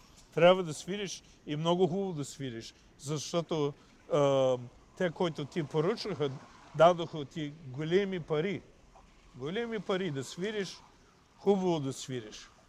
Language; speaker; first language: Bulgarian; non-native, fluent; English